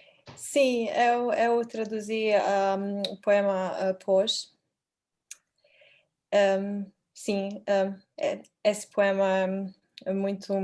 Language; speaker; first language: Portuguese; non-native, learner; Croatian